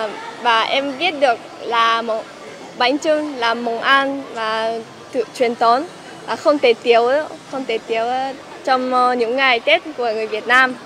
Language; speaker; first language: Vietnamese; non-native, learner; Japanese